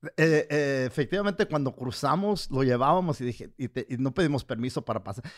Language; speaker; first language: Spanish; early bilingual, heritage; Spanish